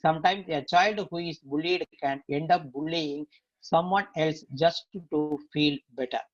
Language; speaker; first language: English; non-native, local second language; Tamil